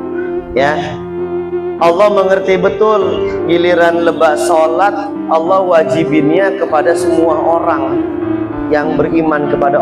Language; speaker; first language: Indonesian; native; Indonesian